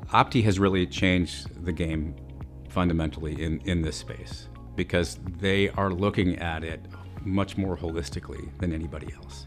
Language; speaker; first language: English; native; English